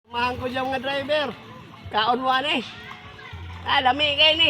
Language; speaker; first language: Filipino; non-native, local second language; Cebuano